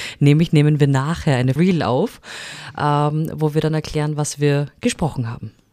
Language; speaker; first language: German; native; German